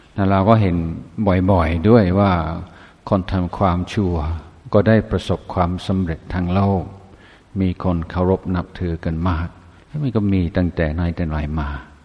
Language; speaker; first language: Thai; non-native, fluent; English